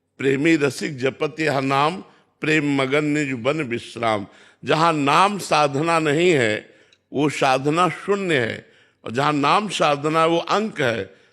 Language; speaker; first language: Hindi; native; Hindi